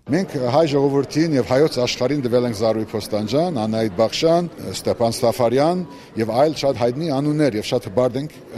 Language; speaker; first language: Armenian; early bilingual, heritage; Armenian